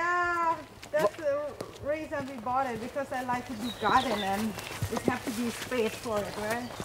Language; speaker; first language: English; non-native, fluent; Thai